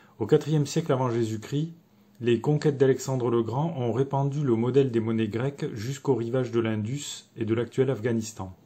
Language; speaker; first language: French; native; French